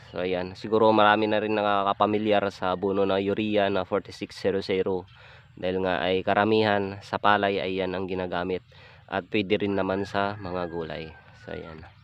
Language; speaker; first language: Filipino; non-native, local second language; Hiligaynon